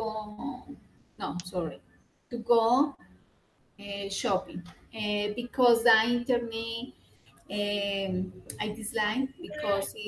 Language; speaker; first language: English; non-native, learner; Spanish